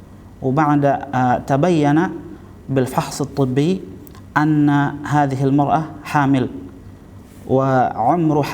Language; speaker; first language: Arabic; non-native, fluent; Indonesian